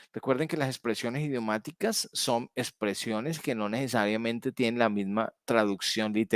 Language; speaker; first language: Spanish; native; Spanish